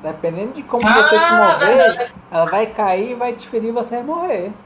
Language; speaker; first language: Portuguese; native; Portuguese